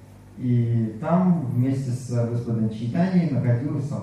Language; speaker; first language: Russian; native; Russian